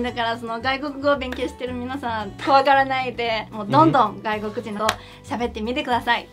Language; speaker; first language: Japanese; non-native, fluent; Chinese